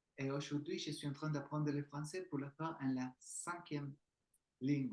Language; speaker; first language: French; non-native, learner; Spanish